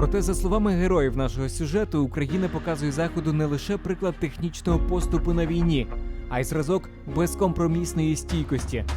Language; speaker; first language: Ukrainian; native; Ukrainian